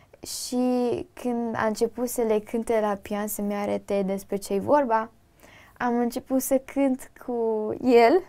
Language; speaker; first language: Romanian; early bilingual, heritage; Romanian